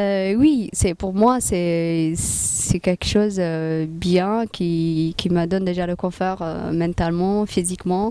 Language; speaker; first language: French; non-native, fluent; Tigrinya